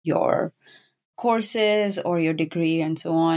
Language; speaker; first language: English; non-native, local second language; Urdu